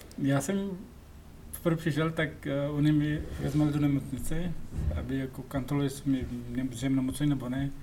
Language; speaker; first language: Czech; non-native, learner; Pashto